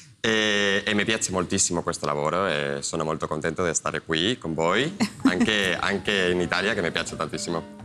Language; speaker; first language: Italian; non-native, learner; Spanish